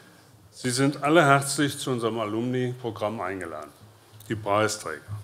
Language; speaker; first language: German; native; German